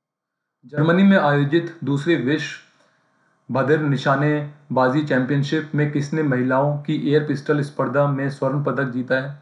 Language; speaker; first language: Hindi; native; Hindi